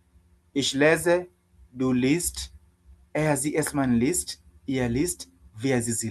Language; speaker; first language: German; non-native, learner; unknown